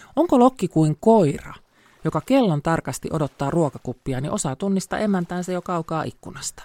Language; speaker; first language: Finnish; native; Finnish